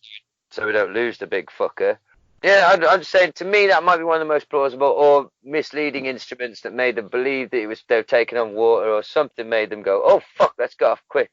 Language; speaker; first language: English; native; English